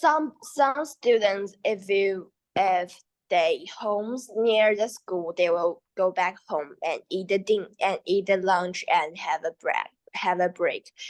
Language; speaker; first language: English; non-native, learner; Chinese